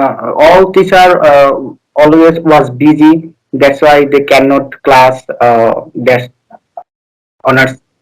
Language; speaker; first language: English; non-native, learner; Bangla